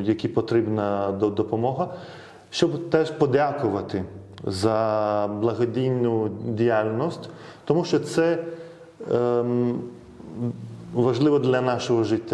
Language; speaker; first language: Ukrainian; non-native, fluent; Lithuanian